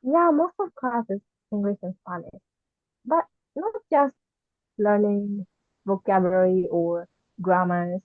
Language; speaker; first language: English; non-native, learner; Japanese